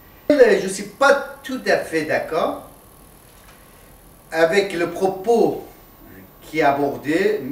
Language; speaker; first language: French; non-native, fluent; Persian